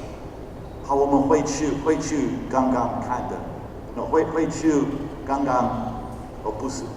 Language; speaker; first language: Chinese; non-native, fluent; English